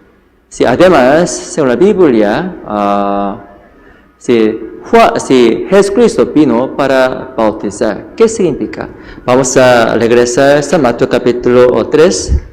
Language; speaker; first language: Spanish; non-native, fluent; Korean